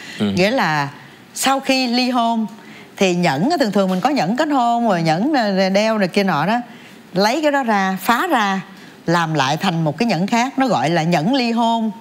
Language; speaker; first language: Vietnamese; native; Vietnamese